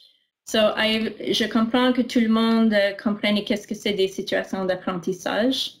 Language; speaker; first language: French; non-native, local second language; English